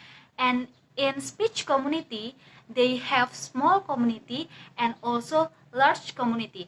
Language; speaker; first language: English; non-native, learner; Indonesian